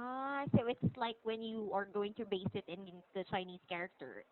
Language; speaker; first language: English; non-native, local second language; Filipino